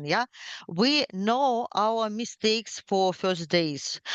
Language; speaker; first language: English; non-native, learner; Ukrainian